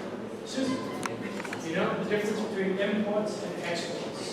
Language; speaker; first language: English; native; English